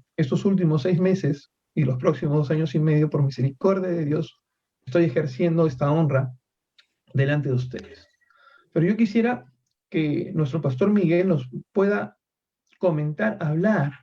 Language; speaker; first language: Spanish; native; Spanish